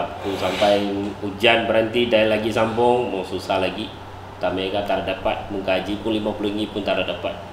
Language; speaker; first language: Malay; non-native, learner; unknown